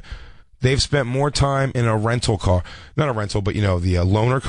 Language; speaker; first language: English; native; English